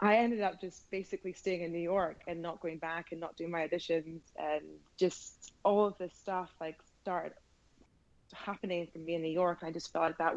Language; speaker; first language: English; native; English